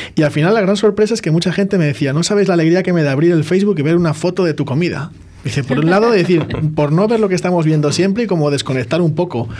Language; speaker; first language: Spanish; native; Spanish